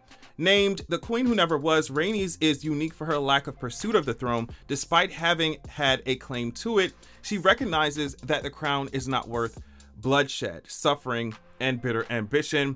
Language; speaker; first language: English; native; English